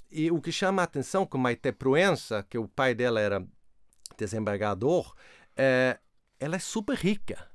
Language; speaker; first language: Portuguese; non-native, fluent; Swedish